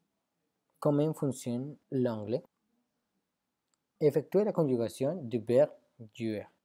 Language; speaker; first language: French; non-native, fluent; Spanish